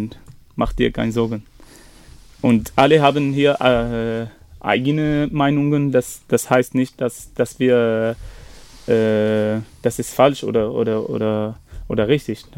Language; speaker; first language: German; non-native, fluent; Arabic